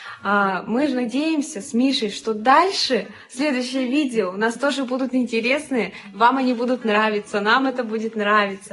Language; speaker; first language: Russian; native; Russian